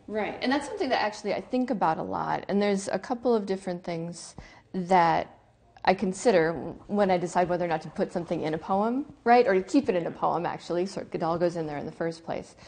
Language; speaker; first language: English; native; English